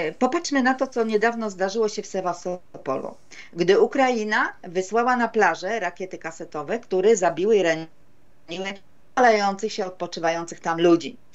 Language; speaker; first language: Polish; native; Polish